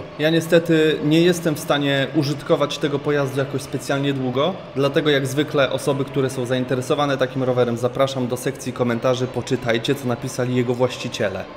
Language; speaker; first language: Polish; native; Polish